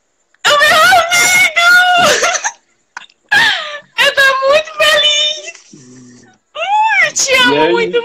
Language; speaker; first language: Portuguese; native; Portuguese